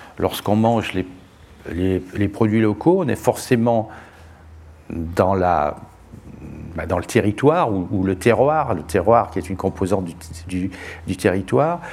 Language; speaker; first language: French; native; French